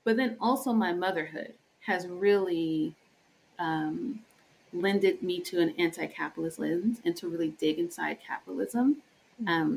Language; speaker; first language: English; native; English